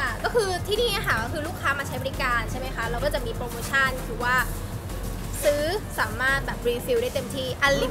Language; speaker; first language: Thai; native; Thai